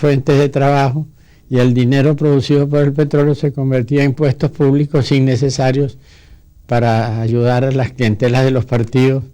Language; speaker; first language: Spanish; native; Spanish